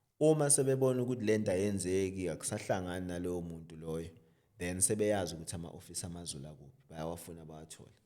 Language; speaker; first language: Zulu; native; Zulu